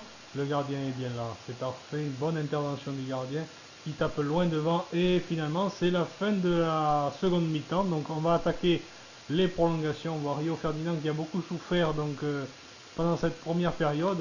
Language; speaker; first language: French; native; French